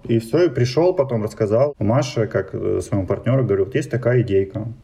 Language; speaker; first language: Russian; native; Russian